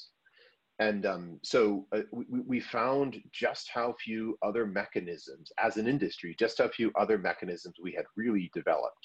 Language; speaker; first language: English; native; English